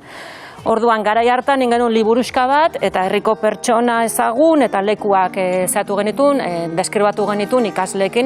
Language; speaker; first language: Basque; native; Basque